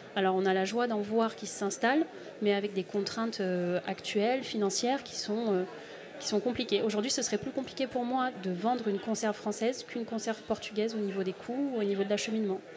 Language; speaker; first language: French; native; French